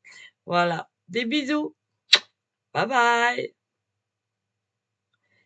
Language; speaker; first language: French; native; French